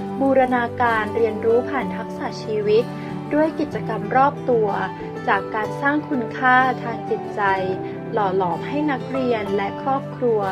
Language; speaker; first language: Thai; native; Thai